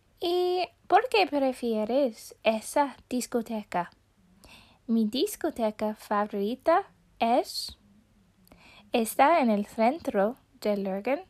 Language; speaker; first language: Spanish; non-native, fluent; English